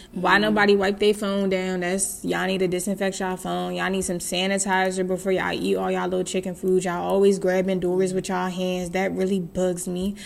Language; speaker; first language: English; native; English